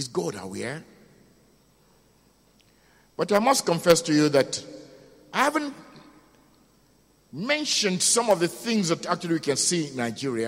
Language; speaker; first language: English; non-native, local second language; Yoruba